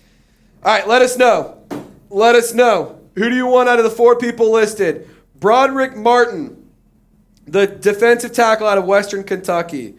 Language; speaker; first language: English; native; English